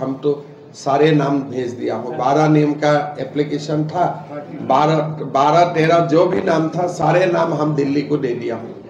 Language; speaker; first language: Hindi; non-native, local second language; Assamese